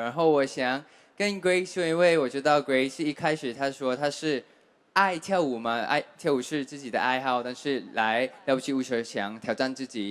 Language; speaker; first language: Chinese; non-native, learner; Thai